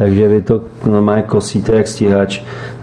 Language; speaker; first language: Czech; native; Czech